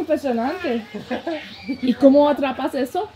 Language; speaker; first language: Spanish; non-native, learner; English